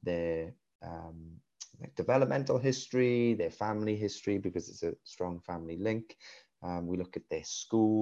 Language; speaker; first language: English; native; English